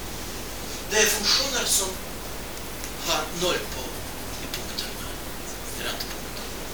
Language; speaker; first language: Swedish; non-native, fluent; Russian